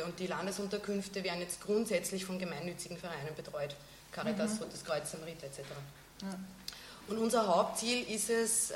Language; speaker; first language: German; native; German